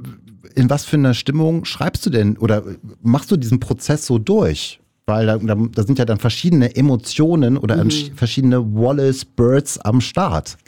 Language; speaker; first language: German; native; German